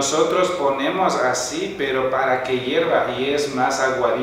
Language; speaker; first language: Spanish; native; Spanish